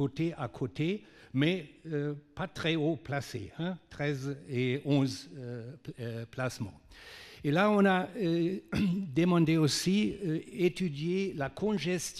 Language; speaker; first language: French; non-native, fluent; German